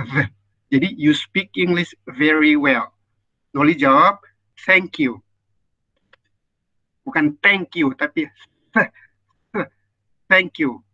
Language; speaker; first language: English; non-native, fluent; Indonesian